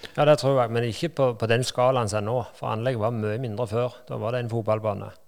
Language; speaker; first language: Norwegian; native; Norwegian